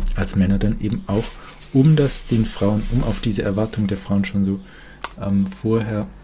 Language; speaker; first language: German; native; German